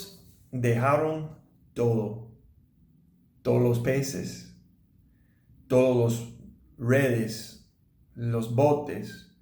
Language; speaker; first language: Spanish; non-native, learner; English